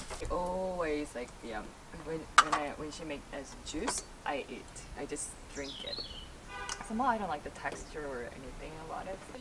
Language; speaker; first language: English; non-native, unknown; Korean